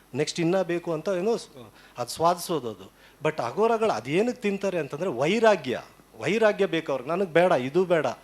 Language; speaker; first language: Kannada; native; Kannada